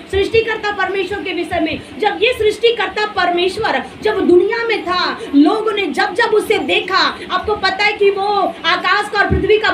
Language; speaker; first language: Hindi; native; Hindi